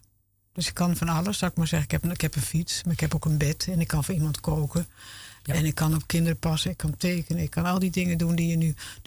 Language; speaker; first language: Dutch; native; Dutch